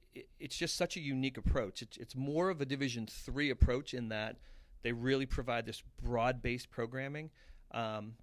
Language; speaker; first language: English; native; English